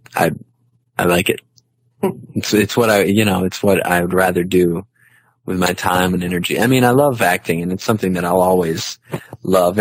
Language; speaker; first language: English; native; English